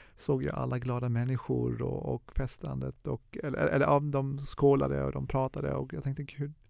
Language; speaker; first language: Swedish; early bilingual, other home language; Arabic